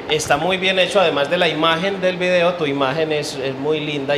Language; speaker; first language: Spanish; native; Spanish